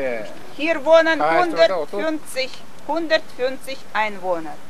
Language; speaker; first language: German; non-native, fluent; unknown